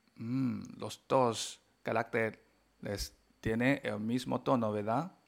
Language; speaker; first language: Spanish; non-native, fluent; Chinese